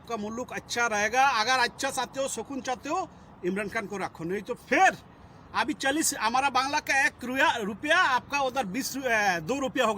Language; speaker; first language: Hindi; non-native, fluent; Bangla